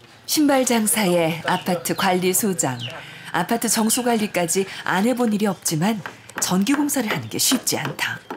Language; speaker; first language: Korean; native; Korean